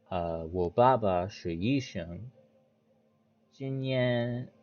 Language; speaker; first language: Chinese; non-native, learner; English